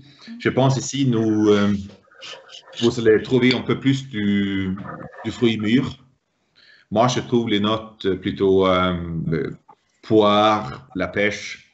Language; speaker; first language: French; non-native, fluent; Swedish